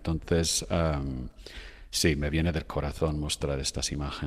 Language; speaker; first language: Spanish; non-native, fluent; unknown